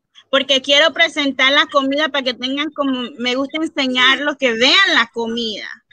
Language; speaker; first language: Spanish; early bilingual, heritage; Spanish